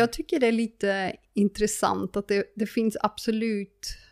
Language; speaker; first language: Swedish; non-native, fluent; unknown